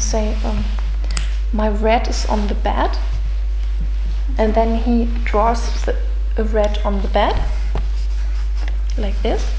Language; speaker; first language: English; non-native, fluent; German